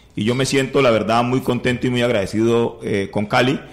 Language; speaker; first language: Spanish; native; Spanish